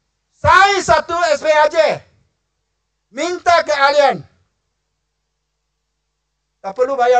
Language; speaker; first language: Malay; non-native, local second language; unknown